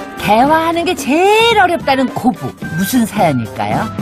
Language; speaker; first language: Korean; native; Korean